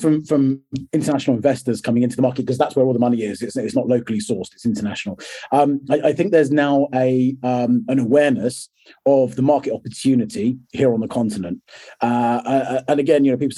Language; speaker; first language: English; native; English